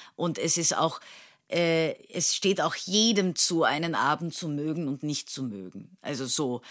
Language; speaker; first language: German; non-native, fluent; Turkish